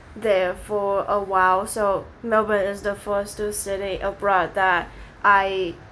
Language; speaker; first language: English; non-native, fluent; Chinese